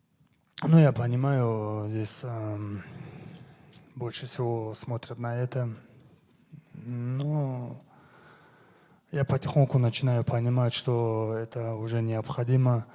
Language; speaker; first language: Russian; non-native, local second language; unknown